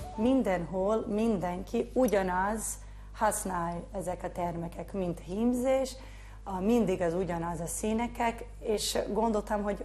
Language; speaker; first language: Hungarian; non-native, learner; Portuguese